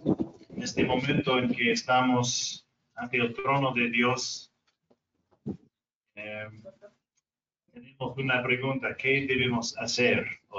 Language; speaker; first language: Spanish; non-native, fluent; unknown